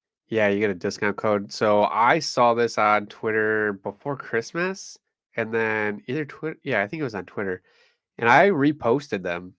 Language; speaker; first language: English; native; English